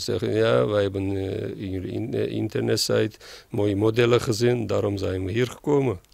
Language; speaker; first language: Dutch; non-native, learner; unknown